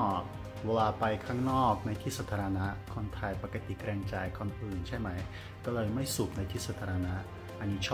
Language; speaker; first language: Thai; non-native, fluent; Russian